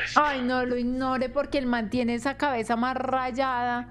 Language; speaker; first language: Spanish; native; Spanish